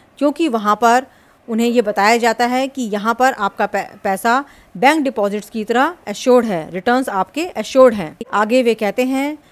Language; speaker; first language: Hindi; native; Hindi